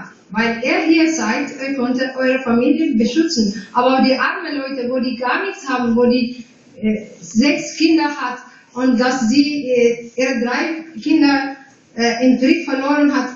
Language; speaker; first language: German; non-native, fluent; Tigrinya